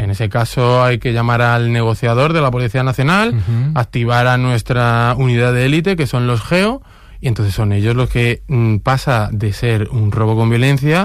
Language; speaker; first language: Spanish; native; Spanish